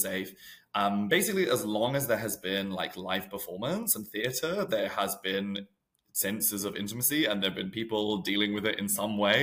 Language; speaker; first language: English; native; English